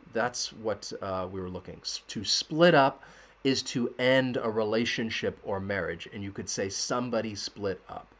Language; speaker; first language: English; native; English